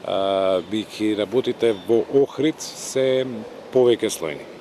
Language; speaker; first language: Macedonian; native; Macedonian